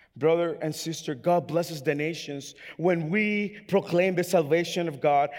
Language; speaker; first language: English; non-native, fluent; Spanish